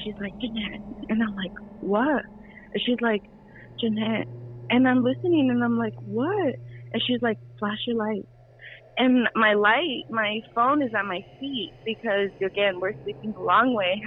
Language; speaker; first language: English; early bilingual, other home language; Spanish